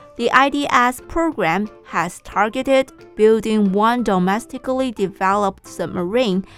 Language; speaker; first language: English; non-native, fluent; Chinese